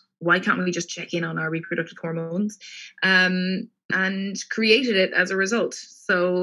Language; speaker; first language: English; native; English